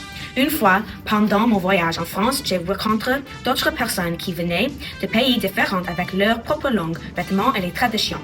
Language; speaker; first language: French; non-native, learner; English